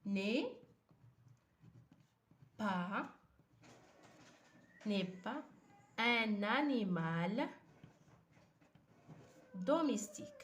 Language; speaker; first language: French; non-native, fluent; Arabic